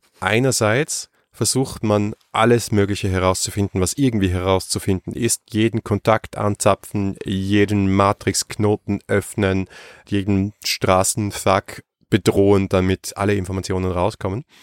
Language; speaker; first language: German; native; German